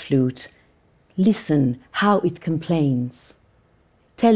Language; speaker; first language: English; non-native, fluent; Persian